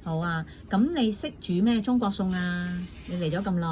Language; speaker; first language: Cantonese; native; Cantonese